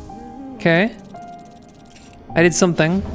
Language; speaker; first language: English; native; English